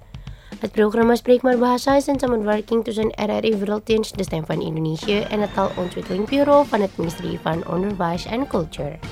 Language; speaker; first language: Dutch; non-native, fluent; Indonesian